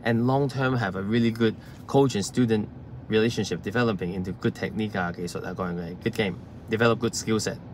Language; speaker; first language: English; non-native, local second language; Chinese